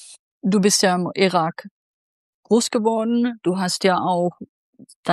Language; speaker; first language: German; native; German